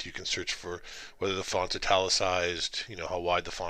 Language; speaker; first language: English; native; English